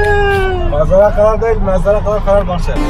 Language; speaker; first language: Turkish; non-native, local second language; Kurdish